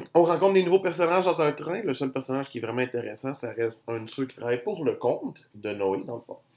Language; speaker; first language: French; native; French